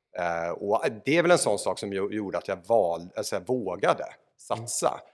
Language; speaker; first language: Swedish; native; Swedish